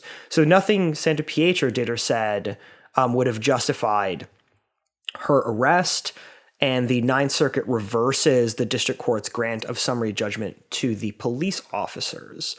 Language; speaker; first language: English; native; English